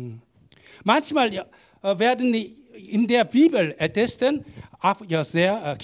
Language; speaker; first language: German; non-native, learner; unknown